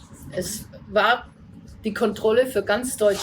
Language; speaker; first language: German; native; German